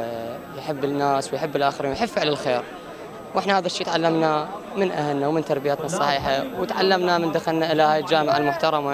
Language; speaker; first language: Arabic; native; Arabic